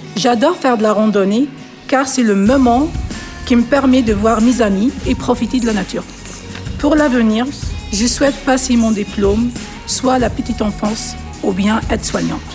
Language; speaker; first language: French; non-native, learner; Arabic